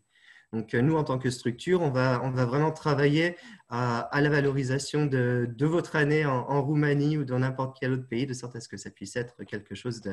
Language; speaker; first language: French; native; French